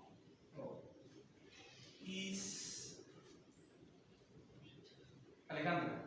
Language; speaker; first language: English; non-native, learner; Spanish